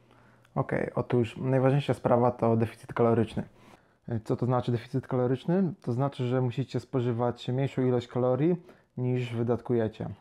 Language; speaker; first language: Polish; native; Polish